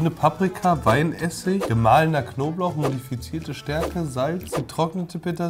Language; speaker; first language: German; native; German